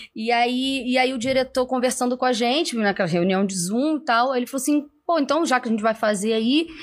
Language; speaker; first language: Portuguese; native; Portuguese